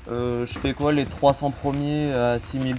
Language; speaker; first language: French; native; French